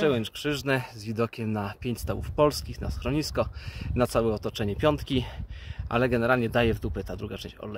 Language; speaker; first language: Polish; native; Polish